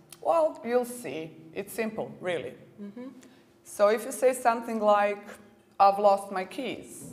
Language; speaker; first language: English; non-native, fluent; Serbian